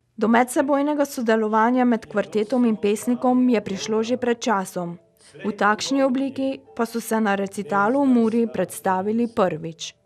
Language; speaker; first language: Slovenian; native; Slovenian